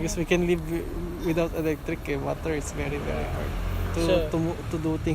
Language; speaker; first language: English; non-native, learner; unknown